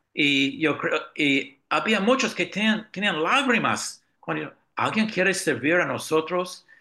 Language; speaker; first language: Spanish; non-native, fluent; English